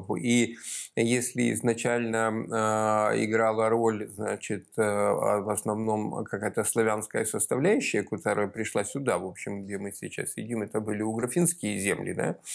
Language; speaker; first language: Russian; native; Russian